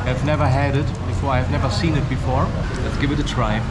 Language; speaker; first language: English; non-native, fluent; German